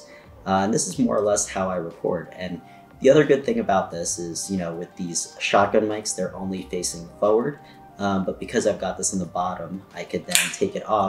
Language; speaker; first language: English; native; English